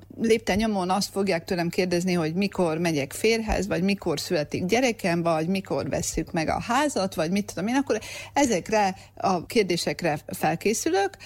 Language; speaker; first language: Hungarian; native; Hungarian